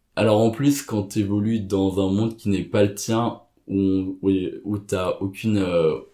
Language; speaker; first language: French; native; French